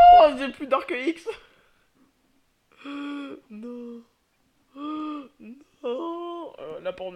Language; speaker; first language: French; native; French